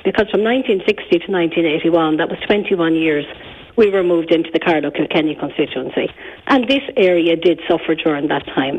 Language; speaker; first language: English; native; English